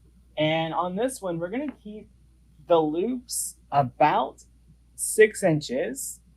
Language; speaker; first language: English; native; English